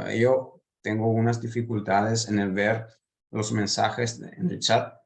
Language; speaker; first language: Spanish; non-native, fluent; Italian